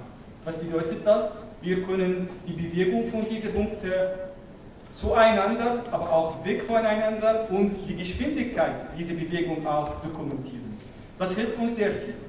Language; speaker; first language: German; non-native, fluent; Arabic